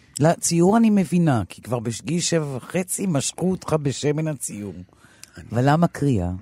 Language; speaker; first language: Hebrew; native; Hebrew